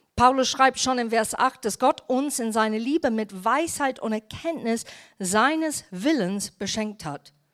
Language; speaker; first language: German; non-native, fluent; English